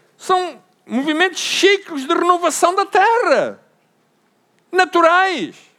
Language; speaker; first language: Portuguese; native; Portuguese